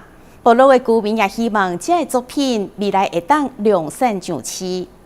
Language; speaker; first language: Chinese; native; Chinese